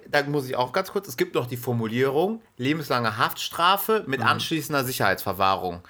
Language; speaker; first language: German; native; German